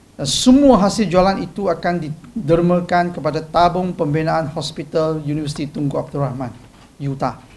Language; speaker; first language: Malay; non-native, local second language; Chinese